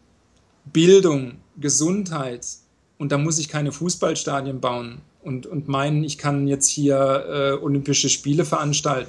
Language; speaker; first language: German; native; German